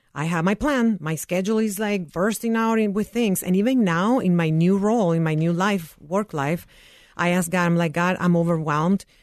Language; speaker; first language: English; non-native, fluent; Spanish